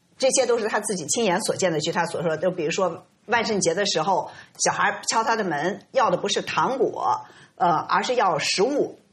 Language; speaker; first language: Chinese; native; Chinese